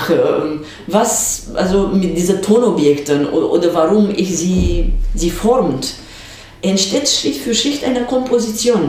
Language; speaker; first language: German; non-native, fluent; Romanian